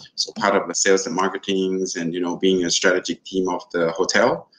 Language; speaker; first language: English; non-native, fluent; Thai